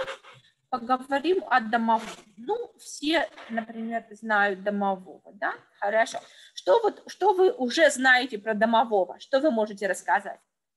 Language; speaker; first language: Russian; native; Russian